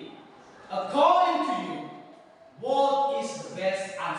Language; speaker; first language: English; non-native, learner; Indonesian